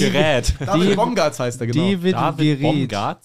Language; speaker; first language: German; native; German